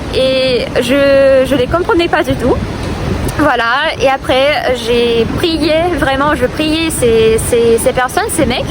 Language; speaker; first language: French; non-native, fluent; Russian